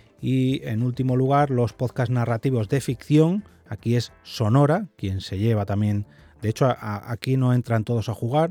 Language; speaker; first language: Spanish; native; Spanish